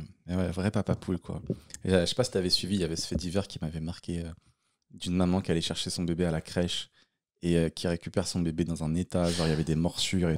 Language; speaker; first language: French; native; French